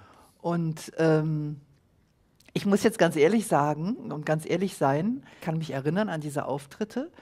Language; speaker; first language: German; native; German